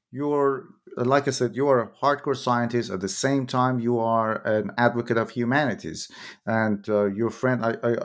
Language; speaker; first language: English; non-native, fluent; Persian